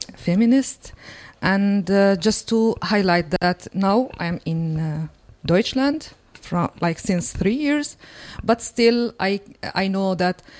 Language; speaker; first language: English; non-native, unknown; Kurdish